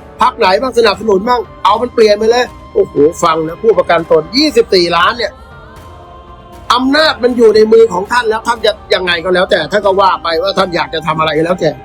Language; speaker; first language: Thai; native; Thai